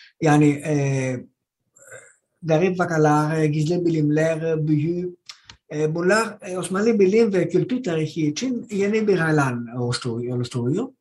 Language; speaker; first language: Turkish; non-native, learner; Greek